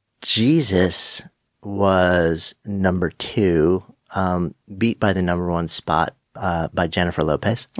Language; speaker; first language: English; native; English